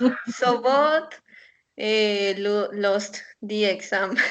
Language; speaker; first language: English; non-native, learner; Spanish